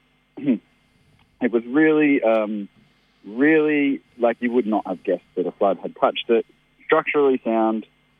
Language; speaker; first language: English; native; English